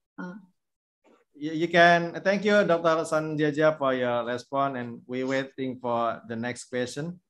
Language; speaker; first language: English; non-native, fluent; Indonesian